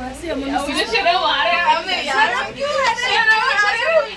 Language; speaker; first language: Hindi; early bilingual, other home language; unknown